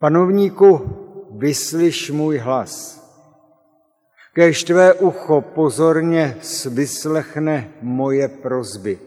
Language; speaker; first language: Czech; native; Czech